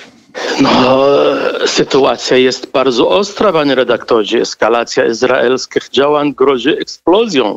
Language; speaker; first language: Polish; non-native, fluent; Arabic